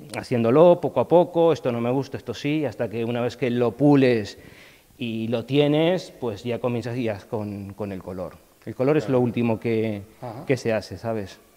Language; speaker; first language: Spanish; native; Spanish